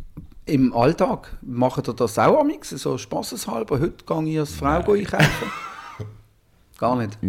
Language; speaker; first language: German; native; German